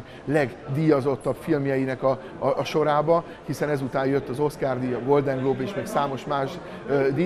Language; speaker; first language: Hungarian; native; Hungarian